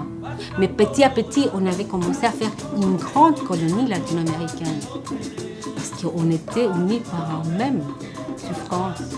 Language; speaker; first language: French; non-native, fluent; Spanish